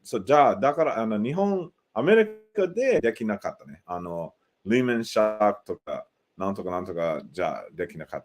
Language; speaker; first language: Japanese; non-native, learner; English